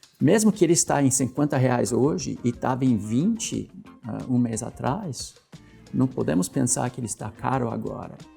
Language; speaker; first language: Portuguese; non-native, fluent; English